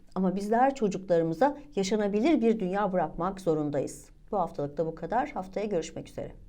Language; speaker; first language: Turkish; native; Turkish